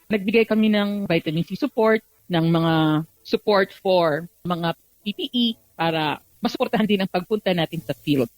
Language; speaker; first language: Filipino; native; Filipino